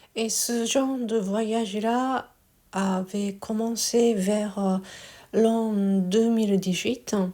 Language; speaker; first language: French; non-native, fluent; Japanese